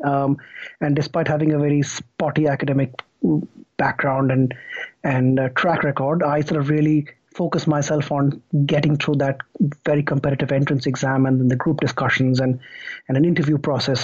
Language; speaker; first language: English; non-native, local second language; Bangla